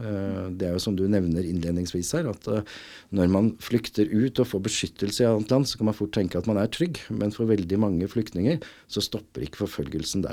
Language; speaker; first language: Norwegian; native; Norwegian